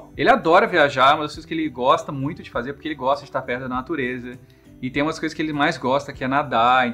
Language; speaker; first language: Portuguese; native; Portuguese